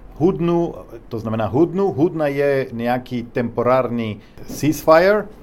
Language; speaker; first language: Czech; non-native, learner; Hebrew